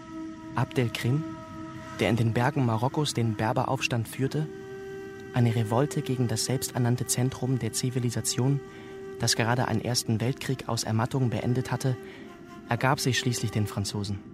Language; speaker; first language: German; native; German